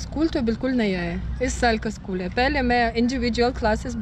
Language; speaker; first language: Hindi; non-native, fluent; Russian